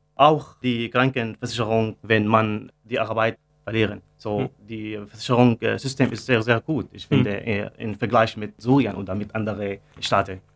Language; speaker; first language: German; non-native, learner; Arabic